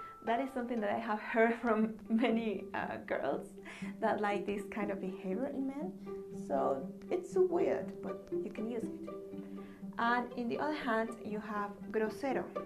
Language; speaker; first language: English; non-native, fluent; Spanish